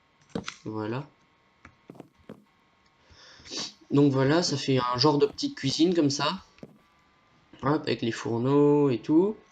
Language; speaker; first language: French; native; French